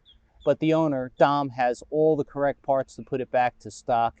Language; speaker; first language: English; native; English